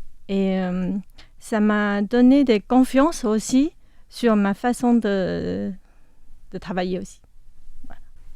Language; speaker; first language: French; non-native, fluent; Chinese